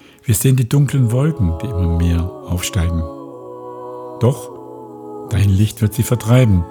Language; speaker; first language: German; native; German